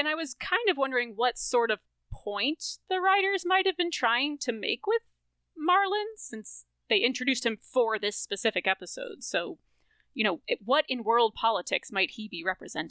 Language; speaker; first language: English; native; English